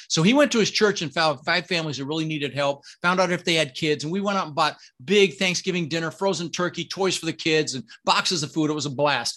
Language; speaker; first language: English; early bilingual, other home language; Dutch